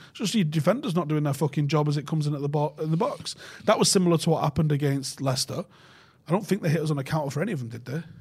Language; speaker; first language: English; native; English